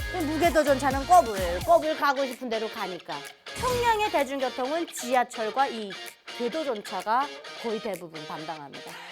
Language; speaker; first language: Korean; native; Korean